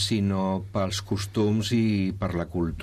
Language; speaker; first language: Catalan; non-native, local second language; Spanish